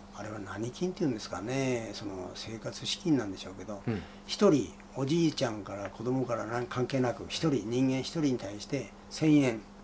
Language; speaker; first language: Japanese; native; Japanese